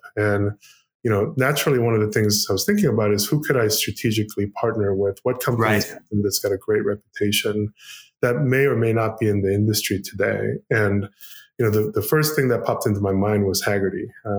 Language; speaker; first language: English; non-native, fluent; Korean